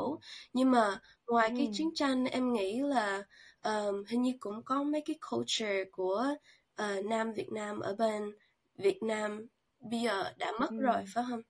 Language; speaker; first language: Vietnamese; early bilingual, heritage; Vietnamese